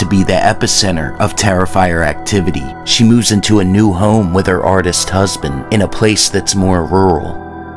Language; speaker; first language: English; native; English